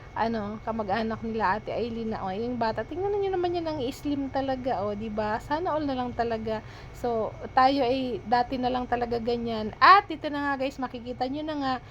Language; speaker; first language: Filipino; non-native, local second language; Bikol